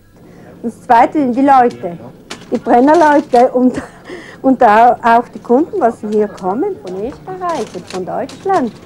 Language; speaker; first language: German; non-native, local second language; Italian